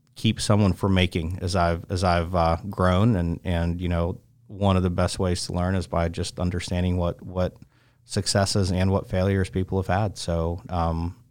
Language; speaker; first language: English; native; English